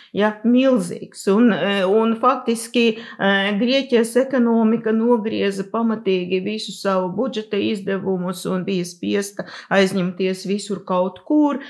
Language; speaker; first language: Latvian; non-native, local second language; Russian